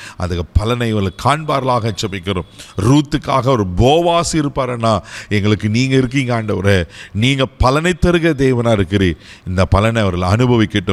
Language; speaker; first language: Tamil; native; Tamil